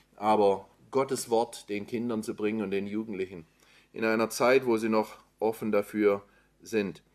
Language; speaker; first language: German; native; German